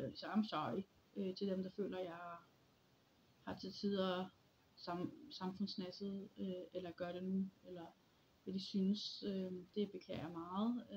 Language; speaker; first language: Danish; early bilingual, other home language; Polish